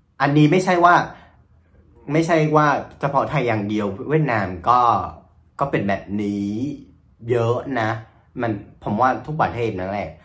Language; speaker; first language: Thai; non-native, fluent; Vietnamese